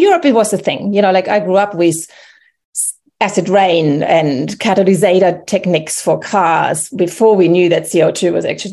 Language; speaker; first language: English; non-native, fluent; German